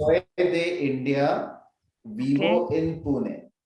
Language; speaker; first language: Spanish; non-native, learner; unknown